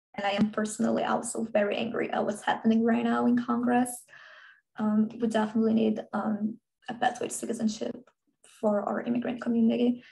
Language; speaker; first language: English; non-native, fluent; Portuguese